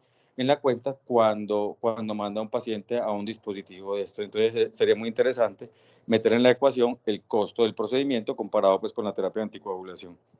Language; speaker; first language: Spanish; native; Spanish